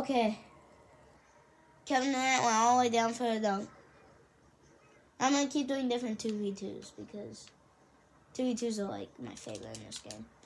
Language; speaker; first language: English; native; English